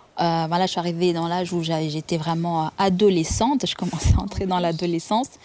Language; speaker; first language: French; non-native, local second language; Kinyarwanda